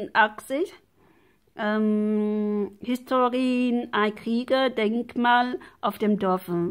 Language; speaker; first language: German; non-native, learner; Vietnamese